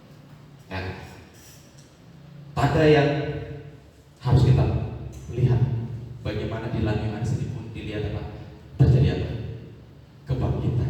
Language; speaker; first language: Indonesian; native; Indonesian